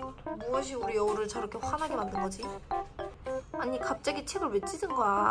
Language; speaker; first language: Korean; native; Korean